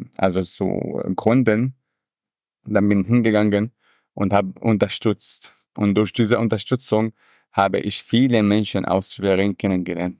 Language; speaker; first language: German; non-native, fluent; Arabic